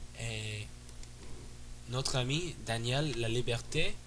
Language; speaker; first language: French; non-native, learner; English